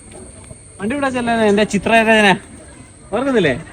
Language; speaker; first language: Malayalam; native; Malayalam